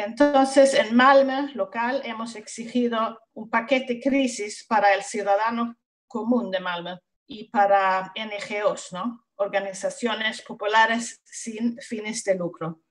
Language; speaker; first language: Spanish; non-native, fluent; Swedish